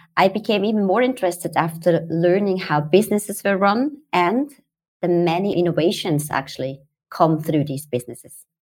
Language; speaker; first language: English; non-native, fluent; German